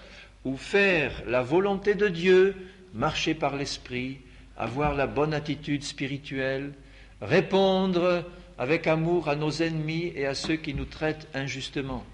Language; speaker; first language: French; native; French